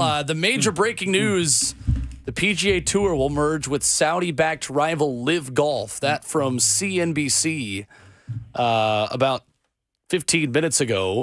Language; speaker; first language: English; native; English